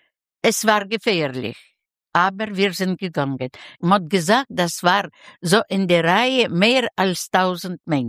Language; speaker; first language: German; non-native, learner; Russian